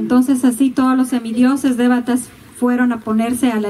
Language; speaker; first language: Spanish; native; Spanish